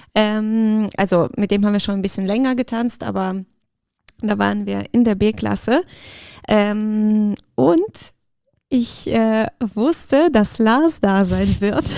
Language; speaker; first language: German; early bilingual, other home language; Russian